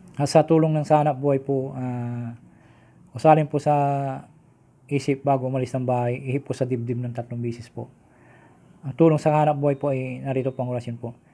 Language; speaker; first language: Filipino; non-native, local second language; Pangasinan